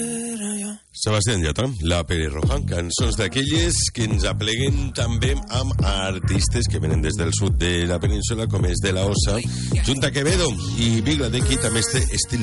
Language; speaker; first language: Catalan; native; Catalan